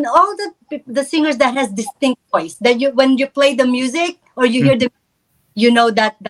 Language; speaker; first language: English; non-native, local second language; Filipino